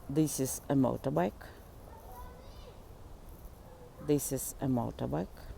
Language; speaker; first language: English; non-native, fluent; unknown